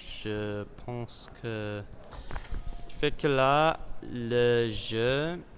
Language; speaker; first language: French; non-native, learner; English